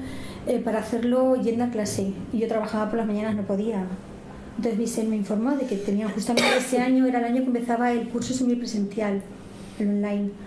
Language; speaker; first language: Spanish; early bilingual, heritage; Spanish